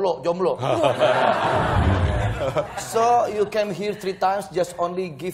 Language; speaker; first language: English; non-native, learner; Indonesian